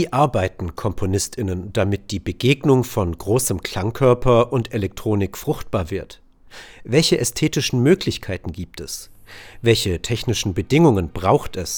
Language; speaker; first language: German; native; German